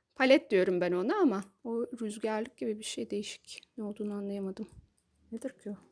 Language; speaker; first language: Turkish; native; Turkish